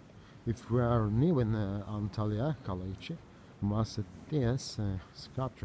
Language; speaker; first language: English; non-native, learner; Turkish